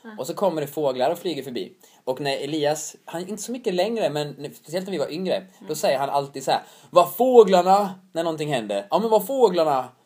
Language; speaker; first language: Swedish; native; Swedish